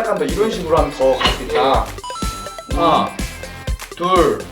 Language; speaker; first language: Korean; native; Korean